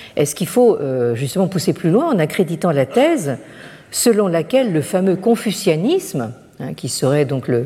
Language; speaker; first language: French; native; French